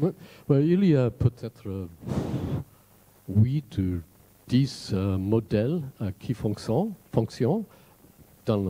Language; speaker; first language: French; non-native, fluent; English